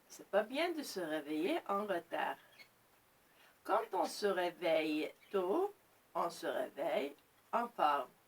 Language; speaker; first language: French; non-native, local second language; Arabic